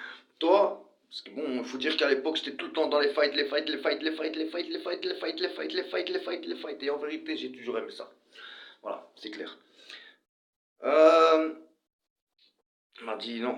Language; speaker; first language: French; early bilingual, other home language; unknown